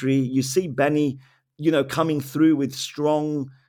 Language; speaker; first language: English; native; English